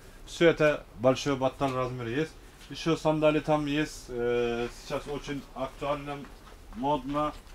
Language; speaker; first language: Russian; non-native, learner; Turkish